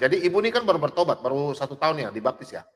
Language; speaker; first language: Indonesian; native; Indonesian